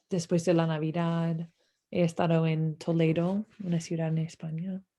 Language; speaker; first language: Spanish; non-native, fluent; English